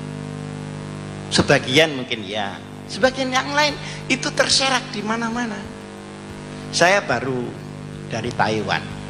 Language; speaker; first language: Indonesian; non-native, local second language; Javanese